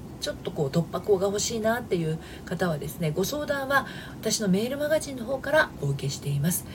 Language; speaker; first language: Japanese; native; Japanese